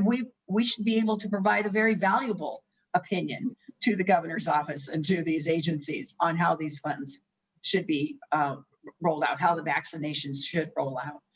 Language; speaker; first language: English; native; English